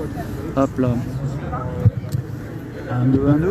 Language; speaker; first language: French; native; French